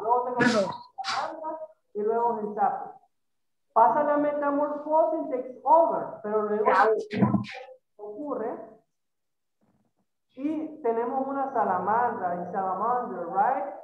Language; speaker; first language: Spanish; native; Spanish